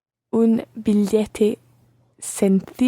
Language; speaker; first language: Spanish; non-native, learner; English